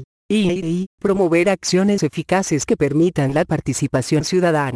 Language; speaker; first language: Spanish; native; Spanish